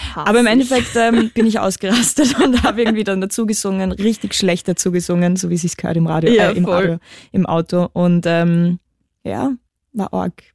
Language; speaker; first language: German; native; German